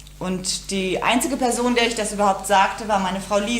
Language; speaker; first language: German; native; German